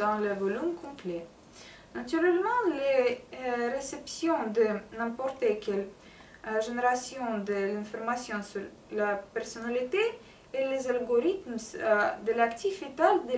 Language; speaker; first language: French; non-native, learner; Russian